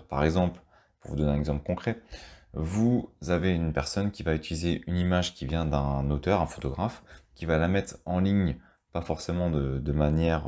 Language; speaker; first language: French; native; French